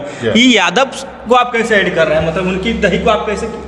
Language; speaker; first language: Hindi; native; Hindi